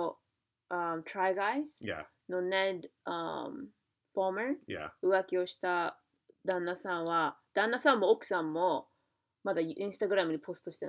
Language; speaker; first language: Japanese; native; Japanese